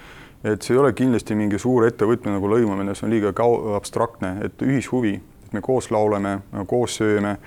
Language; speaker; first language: Estonian; non-native, fluent; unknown